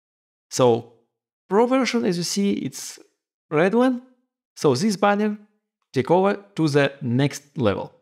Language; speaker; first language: English; non-native, fluent; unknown